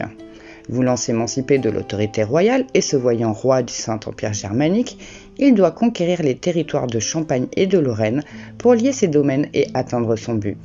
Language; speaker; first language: French; native; French